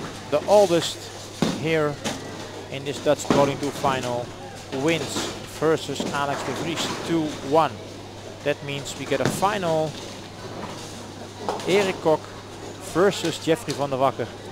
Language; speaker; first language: English; non-native, fluent; Dutch